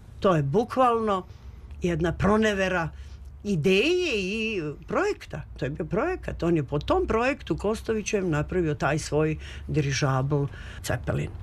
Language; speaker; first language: Serbian; native; Serbian